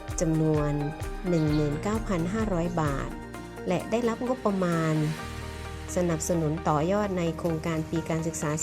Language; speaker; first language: Thai; native; Thai